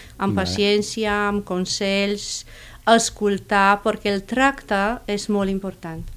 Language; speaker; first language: Catalan; non-native, fluent; Spanish